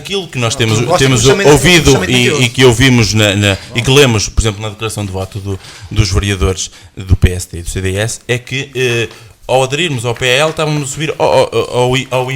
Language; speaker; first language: Portuguese; native; Portuguese